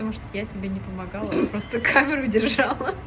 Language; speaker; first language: Russian; early bilingual, heritage; Russian